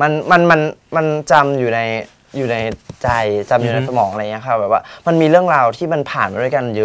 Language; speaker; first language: Thai; native; Thai